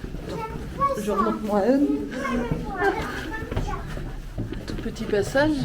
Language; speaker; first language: French; native; French